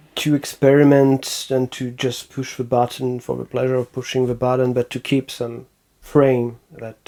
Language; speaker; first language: English; non-native, fluent; French